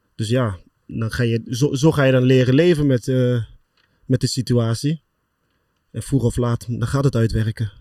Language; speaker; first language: Dutch; early bilingual, other home language; Lingala